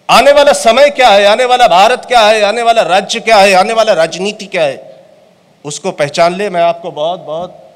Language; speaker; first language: Hindi; native; Hindi